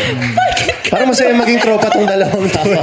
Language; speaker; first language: Filipino; native; Filipino